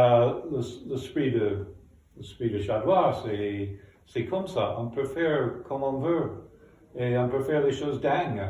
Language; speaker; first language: French; non-native, fluent; English